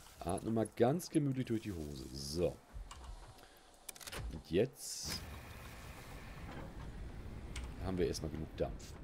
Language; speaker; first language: German; native; German